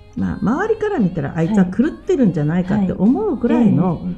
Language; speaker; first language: Japanese; native; Japanese